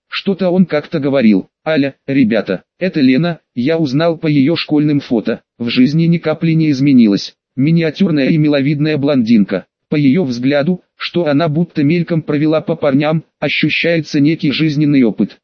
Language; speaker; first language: Russian; native; Russian